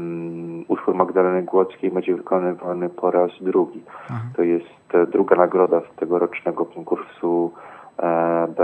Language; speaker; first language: Polish; native; Polish